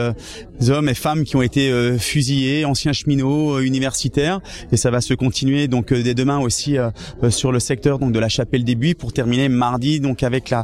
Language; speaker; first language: French; native; French